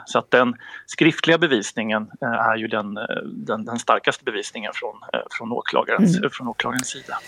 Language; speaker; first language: Swedish; native; Swedish